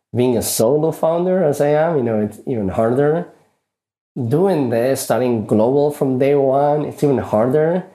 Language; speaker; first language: English; early bilingual, other home language; Spanish